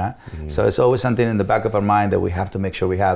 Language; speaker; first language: English; non-native, fluent; Spanish